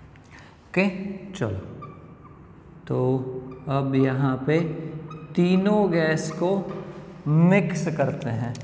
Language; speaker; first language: Hindi; non-native, local second language; Gujarati